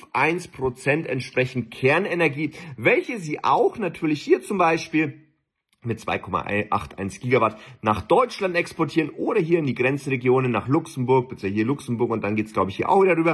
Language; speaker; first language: German; native; German